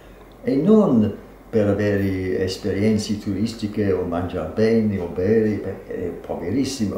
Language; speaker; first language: Italian; non-native, fluent; English